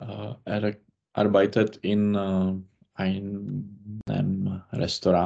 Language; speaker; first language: German; non-native, learner; Czech